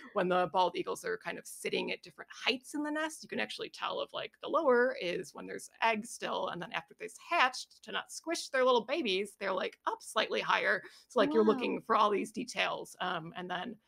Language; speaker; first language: English; native; English